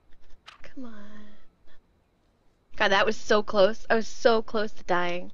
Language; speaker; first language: English; native; English